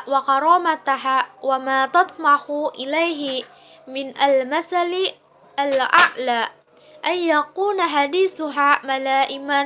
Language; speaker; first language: Arabic; non-native, learner; Indonesian